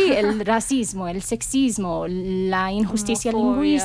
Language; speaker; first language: Spanish; non-native, fluent; English